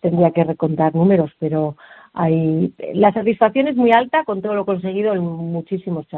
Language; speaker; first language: Spanish; native; Spanish